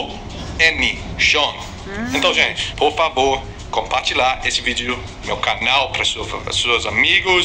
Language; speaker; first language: Portuguese; non-native, learner; English